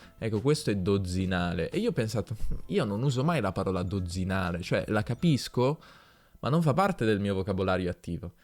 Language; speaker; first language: Italian; native; Italian